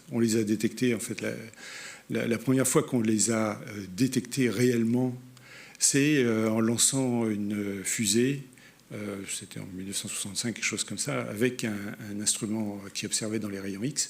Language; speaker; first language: French; native; French